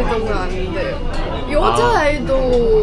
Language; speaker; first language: Korean; non-native, learner; Chinese